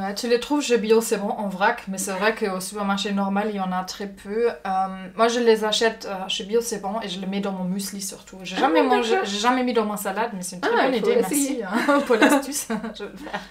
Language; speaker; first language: French; non-native, fluent; German